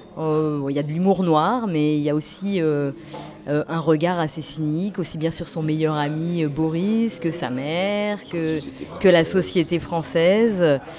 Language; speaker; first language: French; native; French